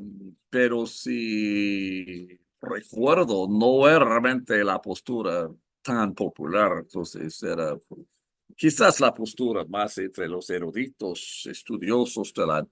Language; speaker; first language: Spanish; non-native, fluent; English